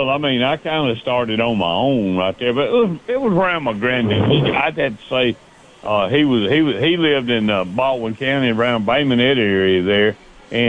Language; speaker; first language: English; native; English